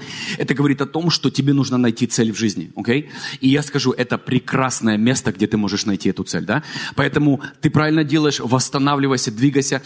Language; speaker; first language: Russian; native; Russian